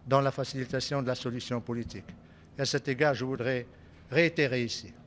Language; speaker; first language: French; non-native, local second language; Arabic